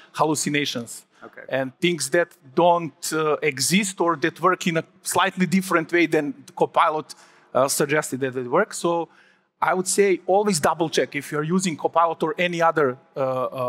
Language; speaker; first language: English; non-native, fluent; Serbian